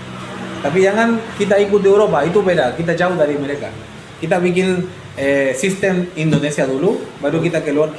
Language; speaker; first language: Indonesian; non-native, fluent; Spanish